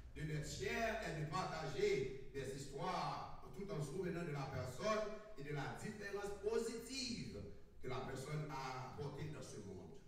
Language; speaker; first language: French; native; French